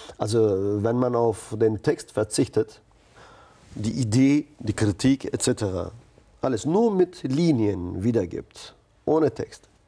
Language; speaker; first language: German; non-native, fluent; Turkish